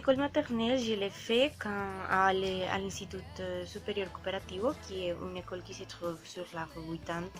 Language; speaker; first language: French; non-native, learner; Spanish